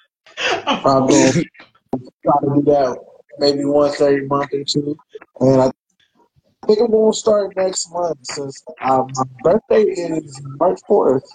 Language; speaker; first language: English; native; English